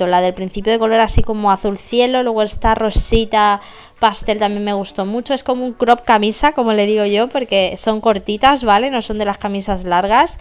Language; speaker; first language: Spanish; native; Spanish